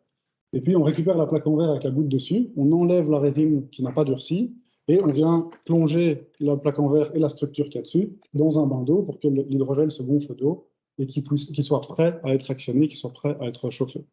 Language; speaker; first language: French; native; French